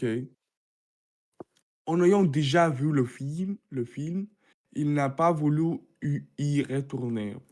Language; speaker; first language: French; non-native, learner; Russian